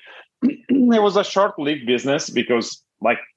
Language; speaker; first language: English; non-native, fluent; Italian